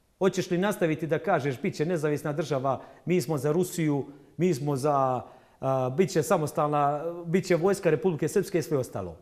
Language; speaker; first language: Serbian; native; Serbian